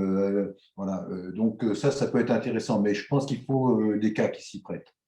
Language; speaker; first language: French; native; French